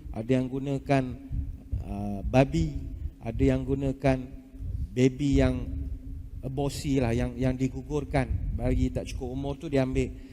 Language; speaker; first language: Malay; native; Malay